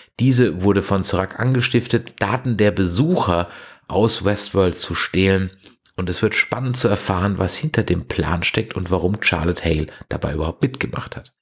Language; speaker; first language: German; native; German